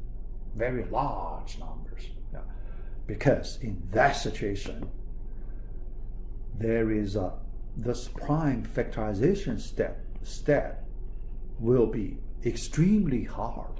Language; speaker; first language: English; non-native, fluent; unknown